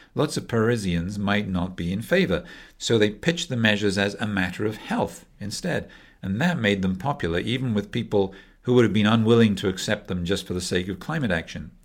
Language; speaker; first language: English; native; English